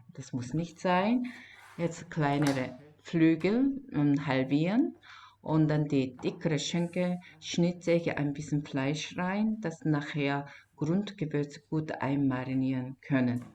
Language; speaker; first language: German; non-native, fluent; Korean